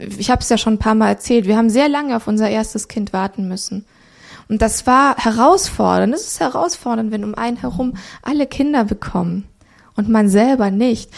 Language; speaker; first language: German; early bilingual, other home language; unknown